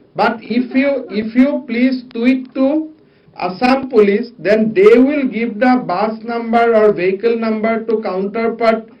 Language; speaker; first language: English; non-native, local second language; Assamese